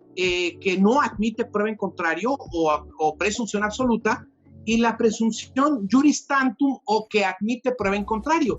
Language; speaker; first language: Spanish; native; Spanish